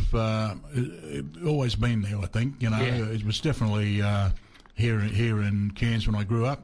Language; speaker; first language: English; native; English